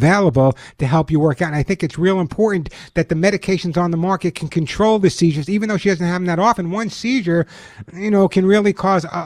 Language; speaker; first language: English; native; English